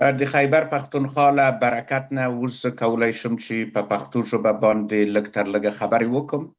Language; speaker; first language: Pashto; non-native, local second language; Persian